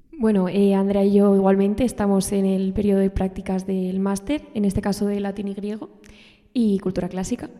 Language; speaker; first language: Spanish; native; Spanish